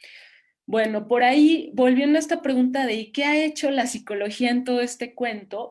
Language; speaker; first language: Spanish; native; Spanish